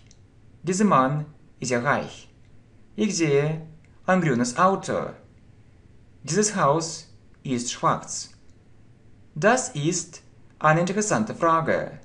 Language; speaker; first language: German; non-native, fluent; Russian